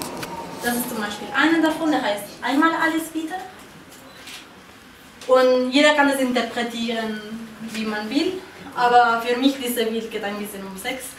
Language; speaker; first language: German; non-native, fluent; Spanish